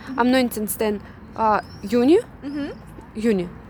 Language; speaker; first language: German; non-native, learner; Russian